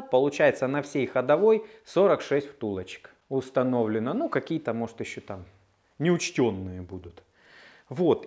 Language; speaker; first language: Russian; native; Russian